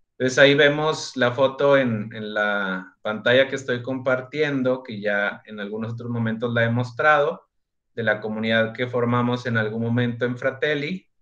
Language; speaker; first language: Spanish; native; Spanish